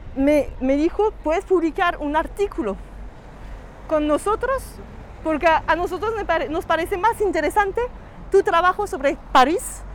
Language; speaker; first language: Spanish; non-native, fluent; French